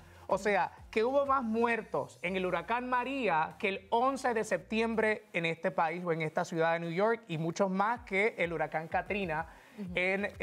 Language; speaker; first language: Spanish; native; Spanish